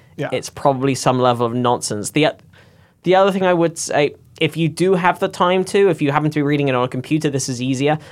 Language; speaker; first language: English; native; English